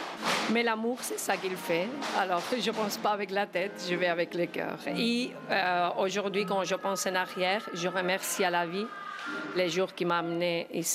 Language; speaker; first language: French; non-native, fluent; Spanish